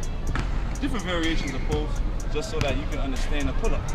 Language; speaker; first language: English; native; English